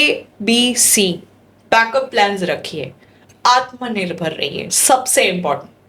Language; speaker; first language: Hindi; non-native, local second language; Marathi